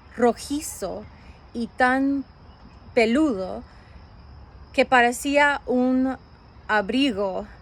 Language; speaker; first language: Spanish; early bilingual, other home language; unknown